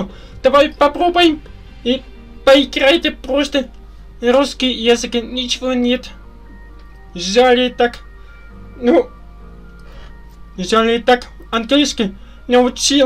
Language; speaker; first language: Russian; non-native, learner; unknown